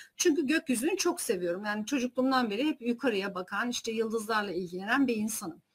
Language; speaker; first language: Turkish; early bilingual, heritage; Turkish